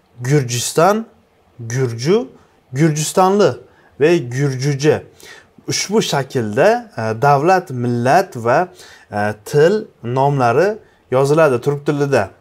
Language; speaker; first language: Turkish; non-native, fluent; Uzbek